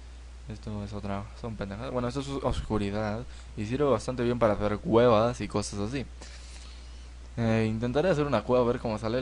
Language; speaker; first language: Spanish; native; Spanish